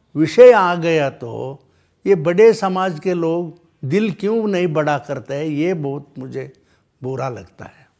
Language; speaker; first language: Hindi; non-native, local second language; Kannada